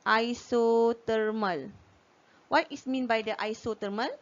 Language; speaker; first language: English; non-native, local second language; Malay